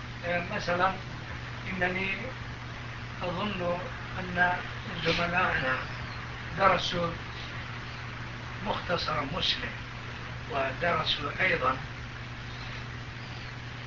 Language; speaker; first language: Arabic; non-native, fluent; Turkish